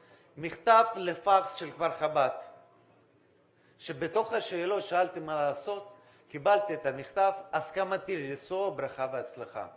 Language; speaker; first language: Hebrew; non-native, fluent; Russian